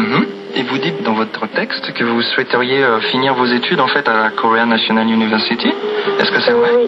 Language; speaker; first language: French; native; French